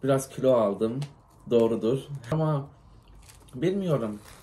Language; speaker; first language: Turkish; early bilingual, heritage; Turkish